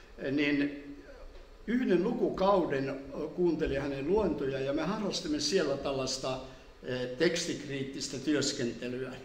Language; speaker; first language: Finnish; native; Finnish